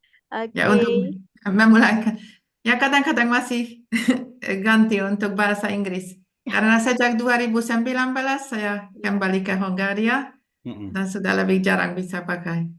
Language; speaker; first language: Indonesian; non-native, fluent; Hungarian